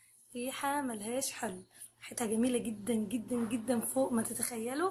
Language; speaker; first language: Arabic; native; Arabic